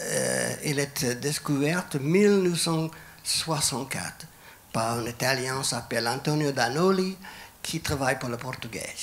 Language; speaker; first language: French; non-native, fluent; English